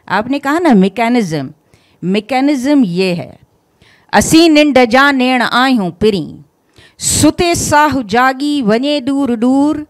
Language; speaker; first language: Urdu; non-native, local second language; Sindhi